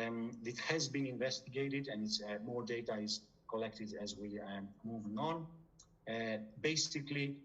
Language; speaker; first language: English; non-native, fluent; Greek